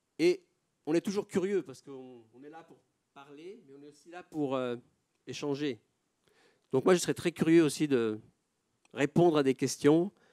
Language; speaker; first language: French; non-native, fluent; Italian